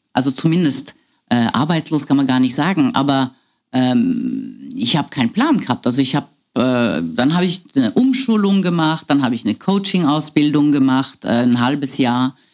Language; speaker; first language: German; non-native, fluent; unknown